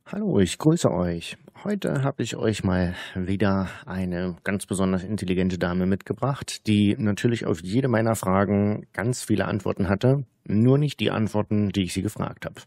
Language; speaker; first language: German; native; German